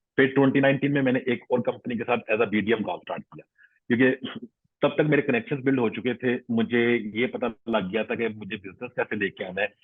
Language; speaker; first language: Urdu; non-native, local second language; Punjabi